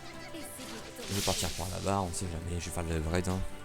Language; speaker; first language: French; native; French